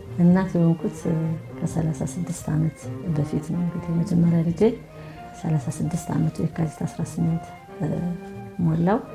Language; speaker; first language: Amharic; native; Amharic